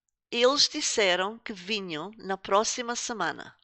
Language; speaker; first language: Portuguese; non-native, fluent; English